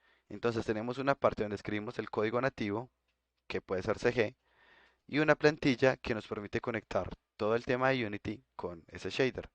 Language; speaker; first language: Spanish; native; Spanish